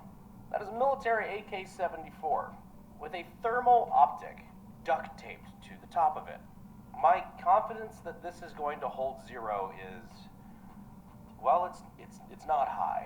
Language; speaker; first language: English; native; English